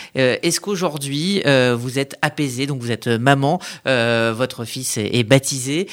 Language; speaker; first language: French; native; French